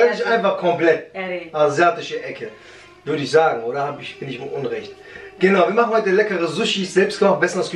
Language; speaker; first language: German; early bilingual, other home language; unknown